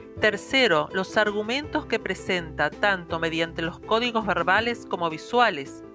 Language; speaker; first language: Spanish; native; Spanish